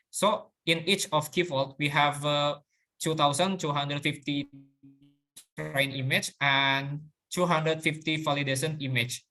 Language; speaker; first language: English; non-native, learner; Indonesian